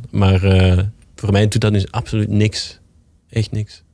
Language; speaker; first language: Dutch; native; Dutch